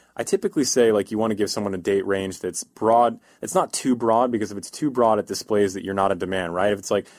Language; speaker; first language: English; native; English